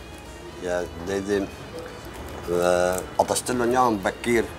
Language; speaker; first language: Dutch; non-native, learner; Arabic